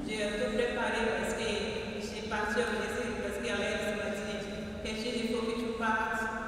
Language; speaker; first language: French; non-native, fluent; Portuguese